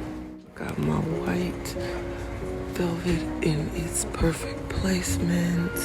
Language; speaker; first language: English; native; English